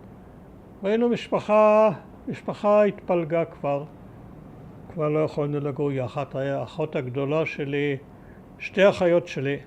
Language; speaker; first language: Hebrew; early bilingual, other home language; German